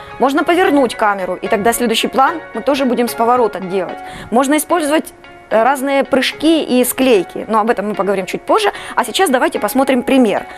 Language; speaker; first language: Russian; native; Russian